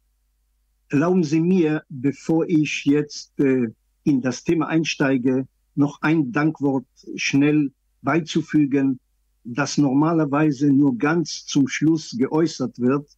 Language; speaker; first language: German; non-native, fluent; Hebrew